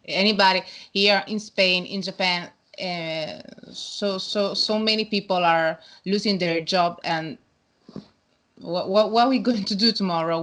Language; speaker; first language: English; non-native, learner; Italian